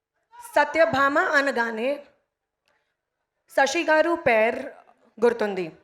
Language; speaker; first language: Telugu; non-native, learner; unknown